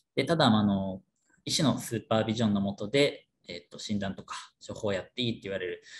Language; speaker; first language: Japanese; native; Japanese